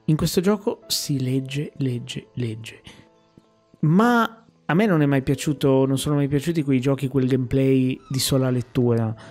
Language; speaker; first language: Italian; native; Italian